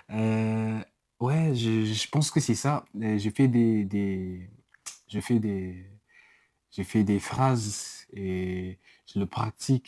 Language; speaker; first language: French; non-native, learner; English